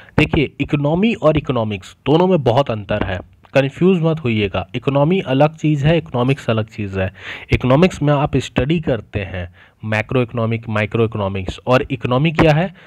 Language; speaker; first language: Hindi; native; Hindi